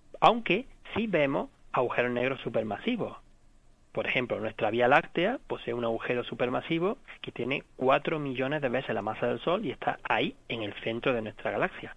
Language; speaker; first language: Spanish; native; Spanish